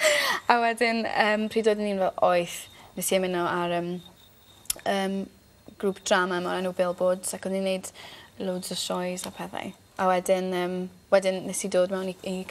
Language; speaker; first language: Welsh; native; Welsh